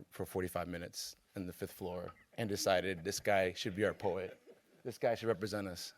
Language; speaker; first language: English; native; English